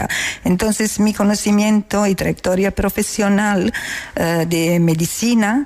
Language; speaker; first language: Spanish; non-native, fluent; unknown